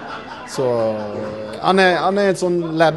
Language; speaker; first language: Norwegian; non-native, fluent; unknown